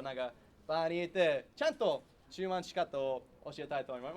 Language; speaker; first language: Japanese; non-native, learner; English